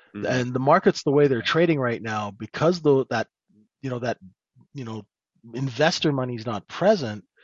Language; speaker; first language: English; native; English